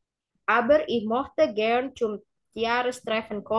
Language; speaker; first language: German; non-native, learner; Indonesian